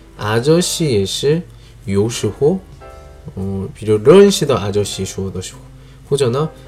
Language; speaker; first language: Chinese; non-native, learner; Korean